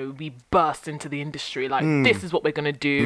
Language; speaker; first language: English; native; English